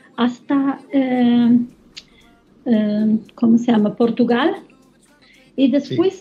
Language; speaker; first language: Spanish; non-native, learner; German